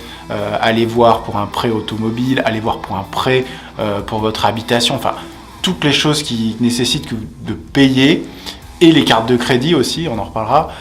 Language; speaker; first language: French; native; French